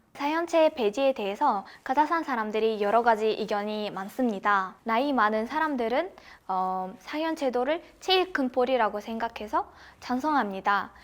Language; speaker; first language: Korean; non-native, fluent; Kazakh